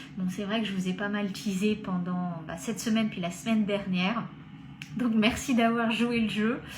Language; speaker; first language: French; native; French